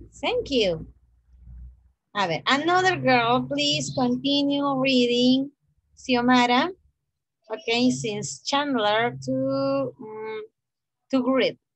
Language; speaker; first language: English; non-native, fluent; Spanish